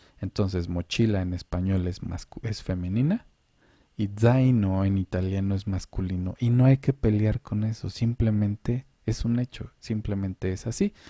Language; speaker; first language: Spanish; native; Spanish